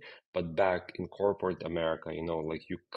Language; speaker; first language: English; non-native, fluent; Ukrainian